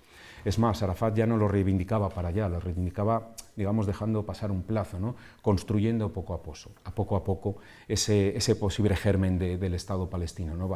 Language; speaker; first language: Spanish; native; Spanish